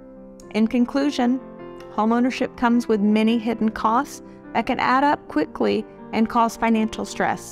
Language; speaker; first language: English; native; English